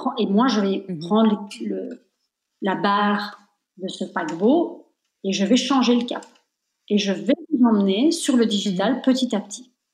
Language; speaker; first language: French; native; French